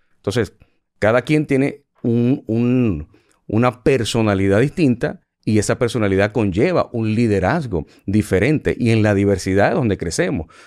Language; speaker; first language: Spanish; native; Spanish